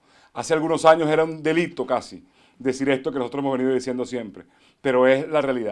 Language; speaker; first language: Spanish; native; Spanish